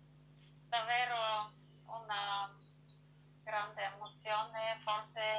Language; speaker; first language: Italian; non-native, fluent; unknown